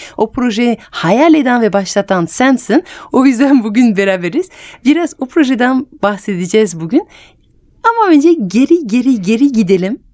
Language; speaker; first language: Turkish; non-native, fluent; French